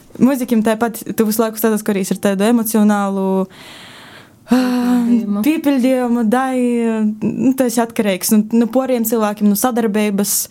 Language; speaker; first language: Latvian; native; Latvian